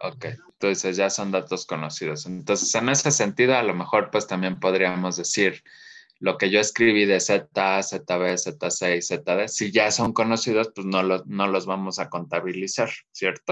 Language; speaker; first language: Spanish; native; Spanish